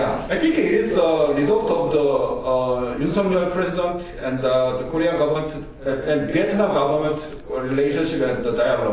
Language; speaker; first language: English; non-native, learner; Korean